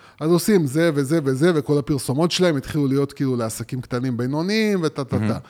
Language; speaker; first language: Hebrew; native; Hebrew